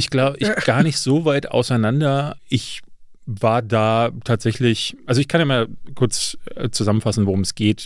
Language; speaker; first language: German; native; German